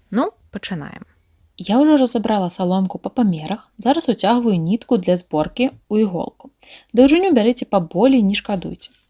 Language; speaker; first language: Belarusian; native; Belarusian